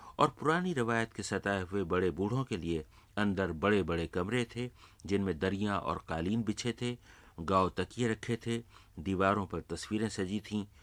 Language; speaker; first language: Urdu; native; Urdu